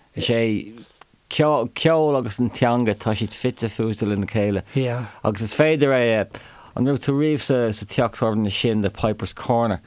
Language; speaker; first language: Irish; non-native, local second language; English